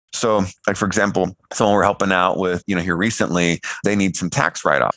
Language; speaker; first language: English; native; English